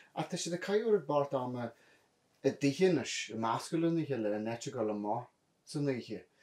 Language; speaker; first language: Irish; native; Irish